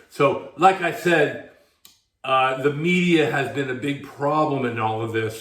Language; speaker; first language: English; native; English